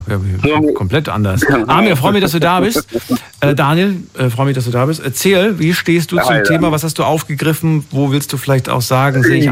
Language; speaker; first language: German; native; German